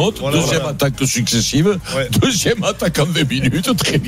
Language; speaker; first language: French; native; French